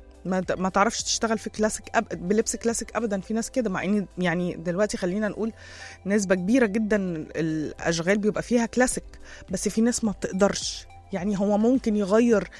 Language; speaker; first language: Arabic; native; Arabic